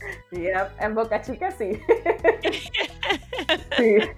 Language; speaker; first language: Spanish; native; Spanish